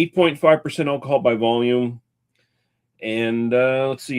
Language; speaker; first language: English; native; English